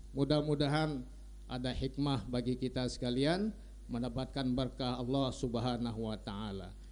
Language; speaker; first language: Indonesian; non-native, local second language; Sasak